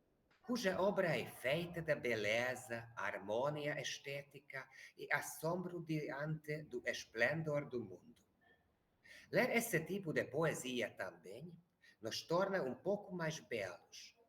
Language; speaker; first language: Portuguese; non-native, learner; Hungarian